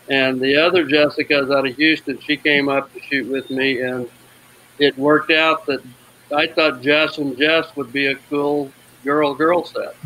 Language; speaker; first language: English; native; English